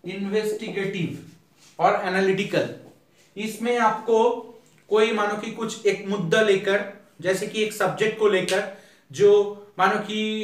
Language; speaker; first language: Hindi; non-native, local second language; Bangla